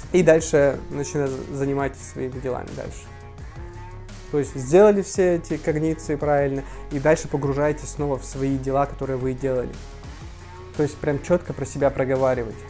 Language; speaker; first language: Russian; native; Russian